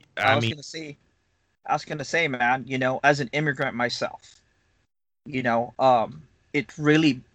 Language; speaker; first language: English; non-native, local second language; Filipino